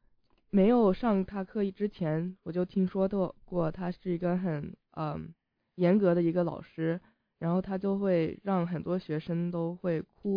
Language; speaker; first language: Chinese; early bilingual, heritage; Chinese